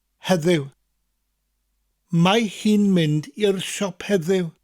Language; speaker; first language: Welsh; non-native, fluent; English